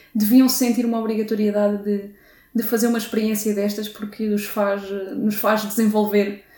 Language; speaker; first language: Portuguese; native; Portuguese